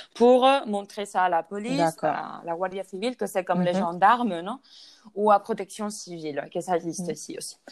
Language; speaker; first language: French; non-native, fluent; Spanish